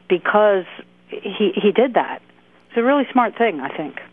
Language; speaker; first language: English; native; English